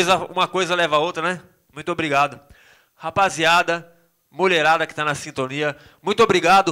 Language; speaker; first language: Portuguese; native; Portuguese